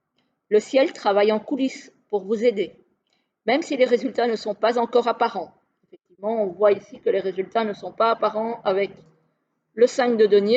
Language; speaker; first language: French; native; French